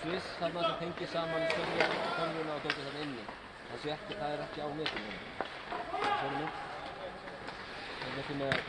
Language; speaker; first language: Icelandic; native; Icelandic